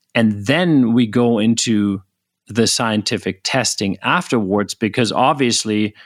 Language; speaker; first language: English; non-native, fluent; German